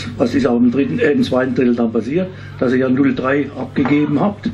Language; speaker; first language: German; native; German